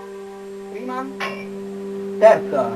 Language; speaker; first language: Italian; native; Italian